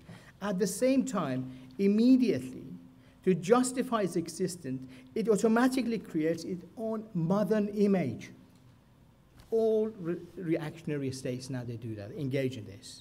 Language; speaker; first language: English; non-native, fluent; Persian